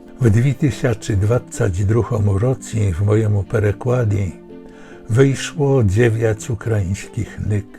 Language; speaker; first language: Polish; non-native, learner; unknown